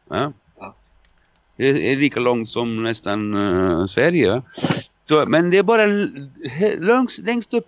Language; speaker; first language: Swedish; non-native, fluent; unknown